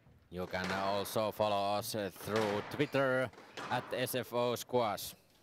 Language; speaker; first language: English; non-native, fluent; Finnish